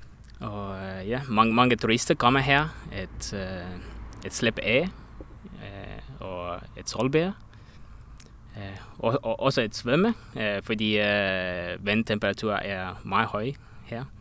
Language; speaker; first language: Danish; non-native, learner; Estonian